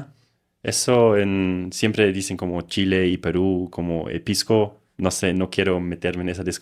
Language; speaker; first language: Spanish; non-native, fluent; German